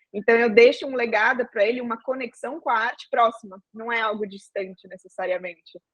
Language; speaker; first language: Portuguese; native; Portuguese